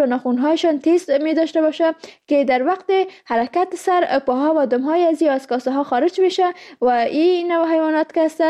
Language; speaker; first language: Persian; native; Persian